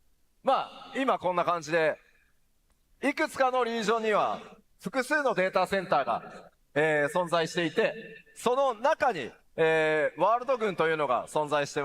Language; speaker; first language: Japanese; native; Japanese